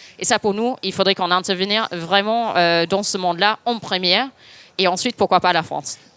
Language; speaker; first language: French; non-native, fluent; English